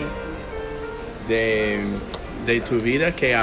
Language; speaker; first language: Spanish; non-native, fluent; English